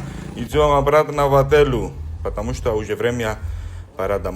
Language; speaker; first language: Russian; non-native, learner; Georgian